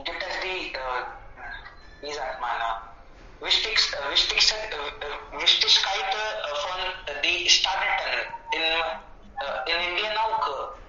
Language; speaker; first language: German; non-native, learner; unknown